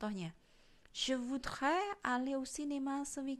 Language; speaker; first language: French; non-native, fluent; Indonesian